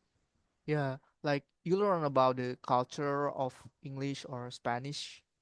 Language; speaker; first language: English; non-native, learner; Indonesian